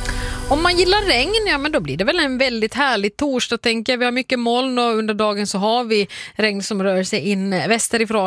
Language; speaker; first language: Swedish; native; Swedish